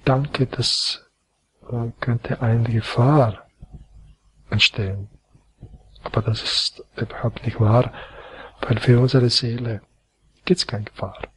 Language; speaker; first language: German; non-native, fluent; Croatian